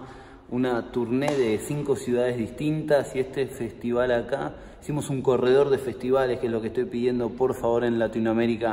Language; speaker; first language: Spanish; native; Spanish